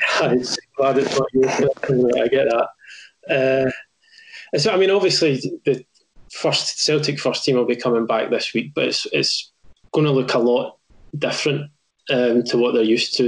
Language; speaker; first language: English; native; English